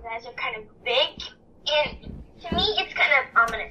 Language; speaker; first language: English; native; English